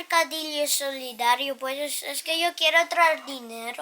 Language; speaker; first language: Spanish; early bilingual, other home language; Filipino